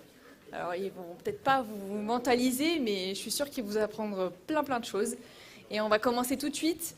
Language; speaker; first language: French; native; French